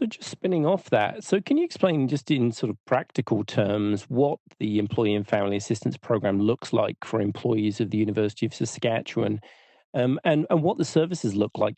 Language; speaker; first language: English; native; English